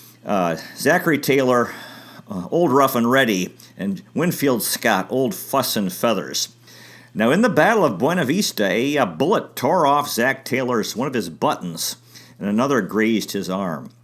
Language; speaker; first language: English; native; English